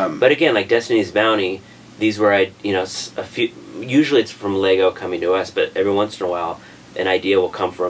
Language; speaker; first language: English; native; English